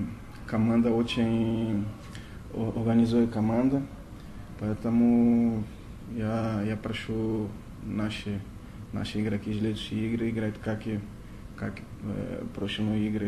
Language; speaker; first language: Russian; non-native, learner; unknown